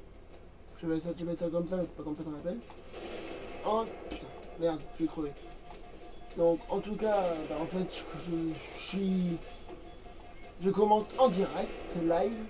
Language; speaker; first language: French; native; French